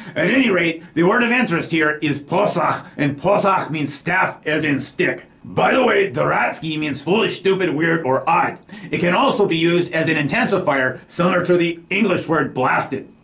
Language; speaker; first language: English; native; English